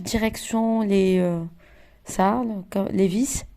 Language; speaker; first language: French; non-native, local second language; Arabic